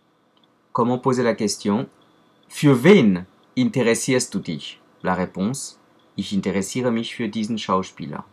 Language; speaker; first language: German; non-native, fluent; French